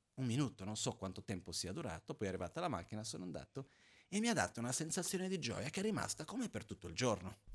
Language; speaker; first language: Italian; non-native, fluent; Portuguese